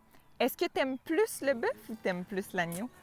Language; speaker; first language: French; native; French